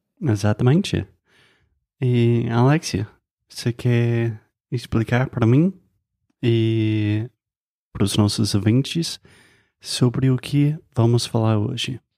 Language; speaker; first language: Portuguese; non-native, fluent; English